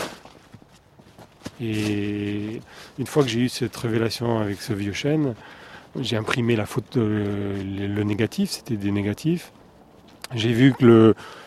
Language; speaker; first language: French; native; French